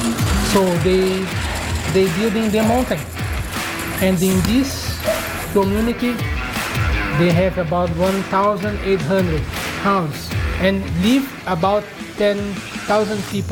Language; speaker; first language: English; non-native, learner; Portuguese